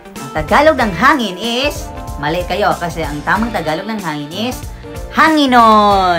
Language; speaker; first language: Filipino; non-native, local second language; Cebuano